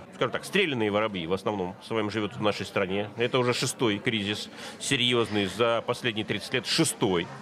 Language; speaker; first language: Russian; native; Russian